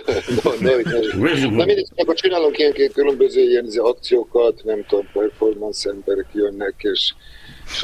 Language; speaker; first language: Hungarian; non-native, fluent; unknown